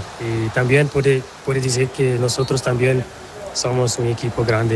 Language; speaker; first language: Spanish; non-native, learner; Portuguese